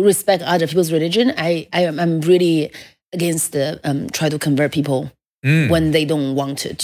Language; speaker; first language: English; non-native, fluent; Chinese